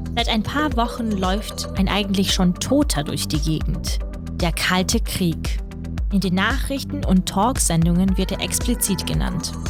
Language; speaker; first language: German; early bilingual, other home language; Russian